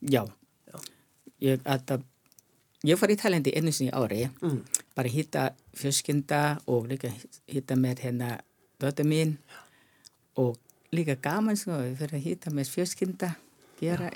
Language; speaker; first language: Icelandic; non-native, learner; Thai